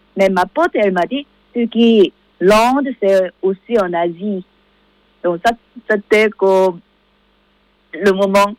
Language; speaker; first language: French; non-native, learner; Korean